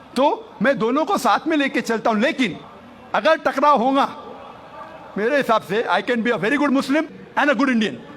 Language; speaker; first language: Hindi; non-native, local second language; Konkani